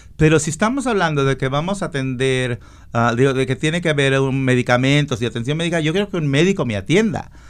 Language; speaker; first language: Spanish; native; Spanish